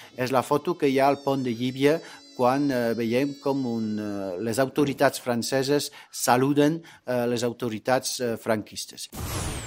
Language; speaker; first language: Catalan; non-native, local second language; French